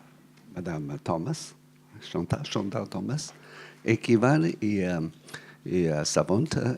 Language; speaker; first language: French; non-native, fluent; Cantonese